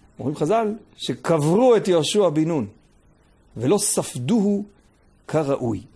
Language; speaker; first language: Hebrew; native; Hebrew